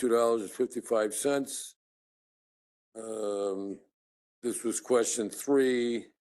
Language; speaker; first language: English; native; English